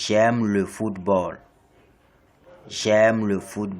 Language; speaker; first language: French; non-native, fluent; English